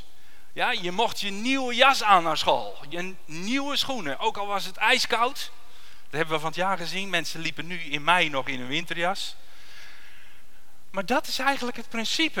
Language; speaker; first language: Dutch; native; Dutch